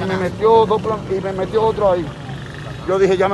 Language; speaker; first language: Spanish; native; Spanish